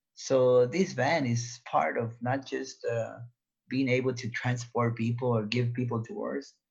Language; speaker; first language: English; native; English